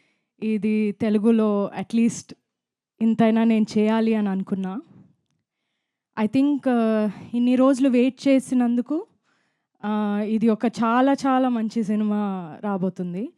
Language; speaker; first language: Telugu; non-native, fluent; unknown